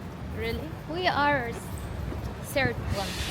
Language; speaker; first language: English; non-native, learner; Arabic